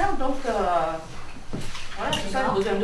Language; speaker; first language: French; non-native, fluent; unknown